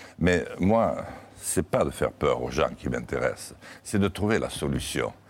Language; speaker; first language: French; native; French